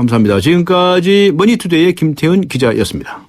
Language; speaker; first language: Korean; native; Korean